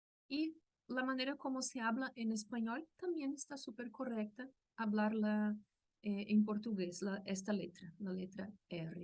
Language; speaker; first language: Spanish; non-native, fluent; Portuguese